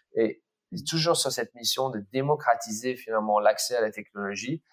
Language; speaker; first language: French; early bilingual, other home language; English